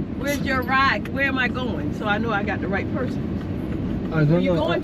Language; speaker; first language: English; native; English